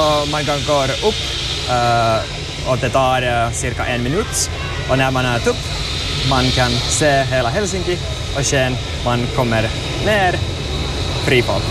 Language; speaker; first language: Swedish; non-native, local second language; Finnish